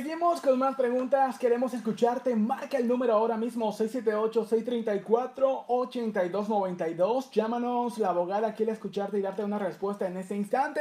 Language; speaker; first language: Spanish; native; Spanish